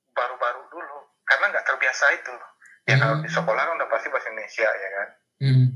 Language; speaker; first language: Indonesian; non-native, local second language; Minangkabau